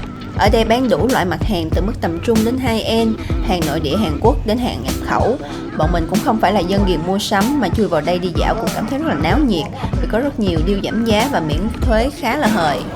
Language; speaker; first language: Vietnamese; native; Vietnamese